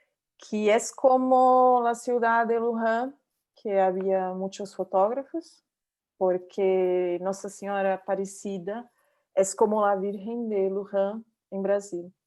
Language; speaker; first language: Spanish; non-native, learner; Portuguese